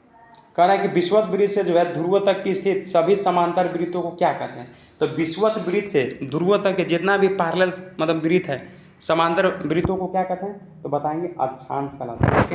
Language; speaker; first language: Hindi; native; Hindi